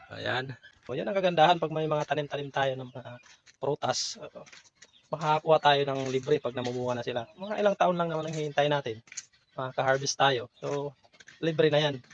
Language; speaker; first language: Filipino; non-native, local second language; Cebuano